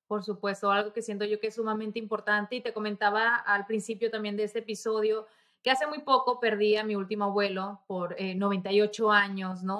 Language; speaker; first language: Spanish; native; Spanish